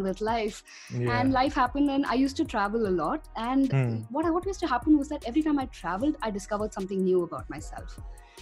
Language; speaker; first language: English; non-native, local second language; Tamil